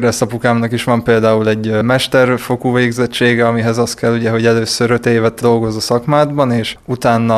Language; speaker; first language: Hungarian; native; Hungarian